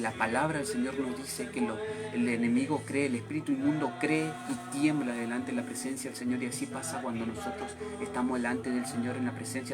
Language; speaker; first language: Spanish; native; Spanish